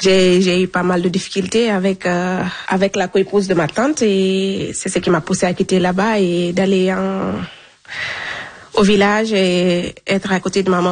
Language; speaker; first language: French; non-native, local second language; Fula